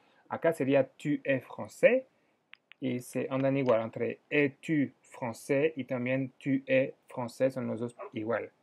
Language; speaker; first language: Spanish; non-native, fluent; French